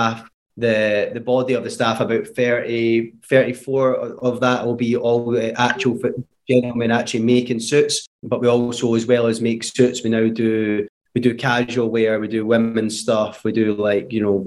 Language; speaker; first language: English; native; English